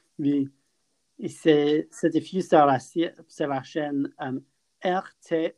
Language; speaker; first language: French; non-native, fluent; English